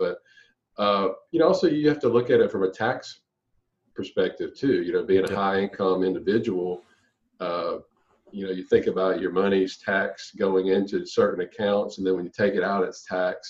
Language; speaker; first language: English; native; English